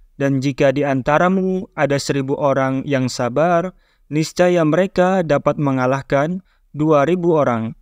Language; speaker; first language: Malay; native; Malay